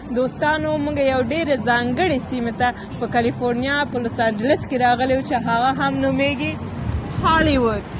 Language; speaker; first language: Pashto; early bilingual, heritage; Pashto